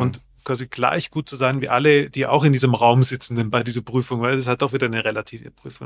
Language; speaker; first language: German; native; German